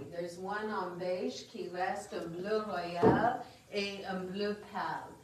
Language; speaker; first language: French; non-native, fluent; English